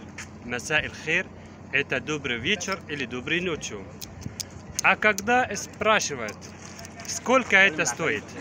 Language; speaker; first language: Russian; non-native, fluent; Arabic